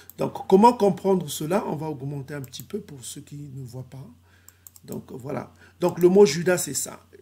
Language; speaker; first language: French; non-native, local second language; Kongo